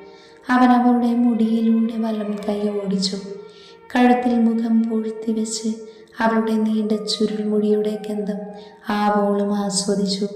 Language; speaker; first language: Malayalam; native; Malayalam